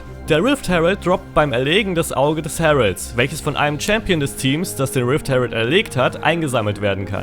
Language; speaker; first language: German; native; German